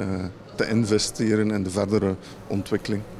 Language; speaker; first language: Dutch; native; Dutch